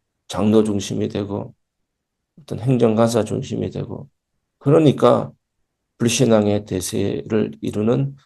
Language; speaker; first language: Korean; native; Korean